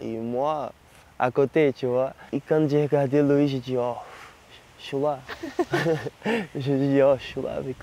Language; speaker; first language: French; non-native, learner; Portuguese